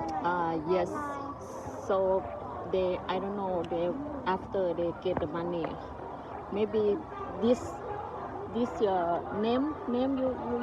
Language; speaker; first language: English; non-native, learner; Thai